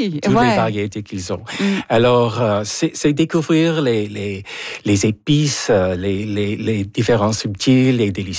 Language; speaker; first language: French; non-native, fluent; Spanish